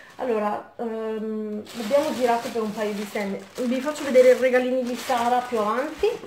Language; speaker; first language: Italian; native; Italian